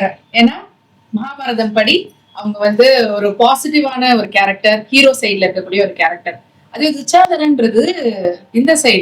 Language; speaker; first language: Tamil; native; Tamil